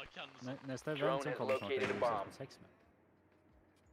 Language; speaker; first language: Swedish; native; Swedish